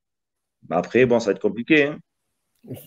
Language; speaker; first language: French; early bilingual, other home language; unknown